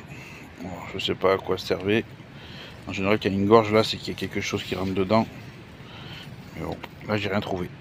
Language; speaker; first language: French; native; French